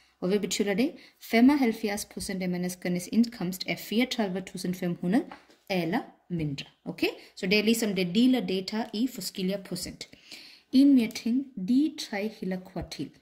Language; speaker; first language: Danish; non-native, fluent; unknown